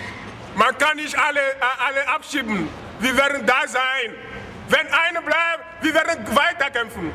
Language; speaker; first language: German; non-native, learner; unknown